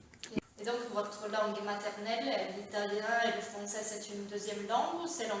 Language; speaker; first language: French; non-native, fluent; Italian